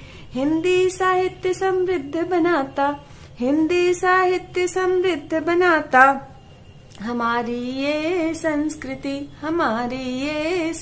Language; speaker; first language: Hindi; native; Hindi